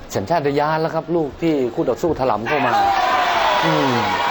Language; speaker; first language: Thai; native; Thai